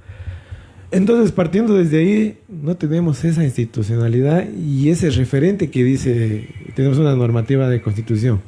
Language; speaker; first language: Spanish; native; Spanish